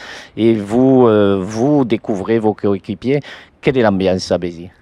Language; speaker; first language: French; native; French